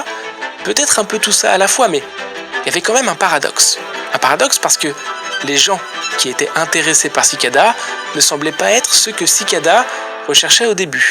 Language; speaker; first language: French; native; French